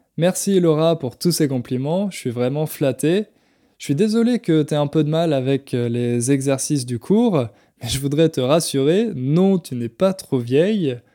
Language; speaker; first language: French; native; French